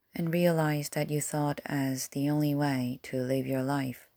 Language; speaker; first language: English; non-native, fluent; Korean